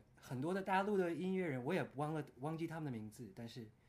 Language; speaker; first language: Chinese; early bilingual, heritage; Chinese